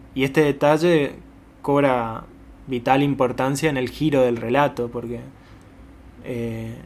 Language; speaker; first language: Spanish; native; Spanish